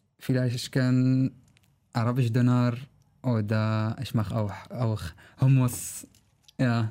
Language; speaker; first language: German; non-native, learner; Arabic